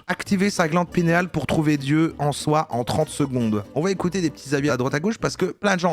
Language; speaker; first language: French; native; French